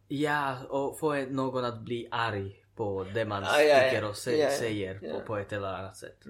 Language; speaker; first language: Swedish; early bilingual, other home language; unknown